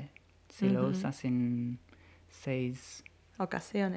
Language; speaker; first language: Spanish; non-native, fluent; English